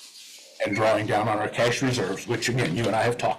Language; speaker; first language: English; native; English